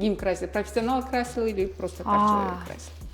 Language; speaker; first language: Russian; non-native, local second language; Kyrgyz